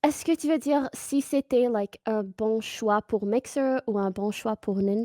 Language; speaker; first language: French; non-native, fluent; English